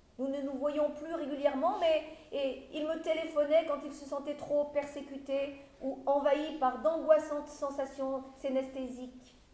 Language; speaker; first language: French; native; French